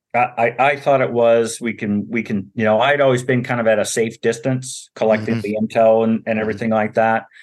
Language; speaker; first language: English; native; English